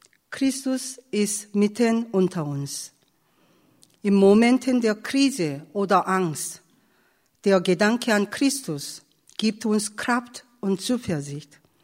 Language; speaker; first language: German; non-native, fluent; Korean